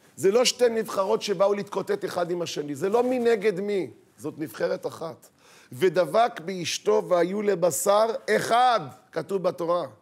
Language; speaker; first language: Hebrew; native; Hebrew